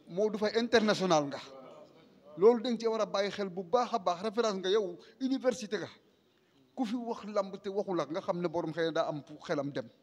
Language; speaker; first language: Wolof; non-native, local second language; Serer